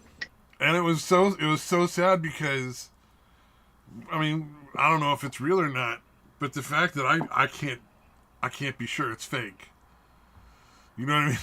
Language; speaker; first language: English; native; English